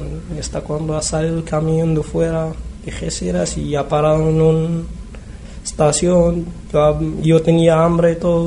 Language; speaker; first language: Spanish; non-native, learner; Arabic